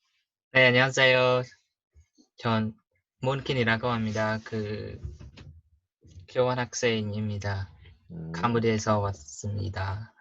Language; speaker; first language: Korean; non-native, learner; Khmer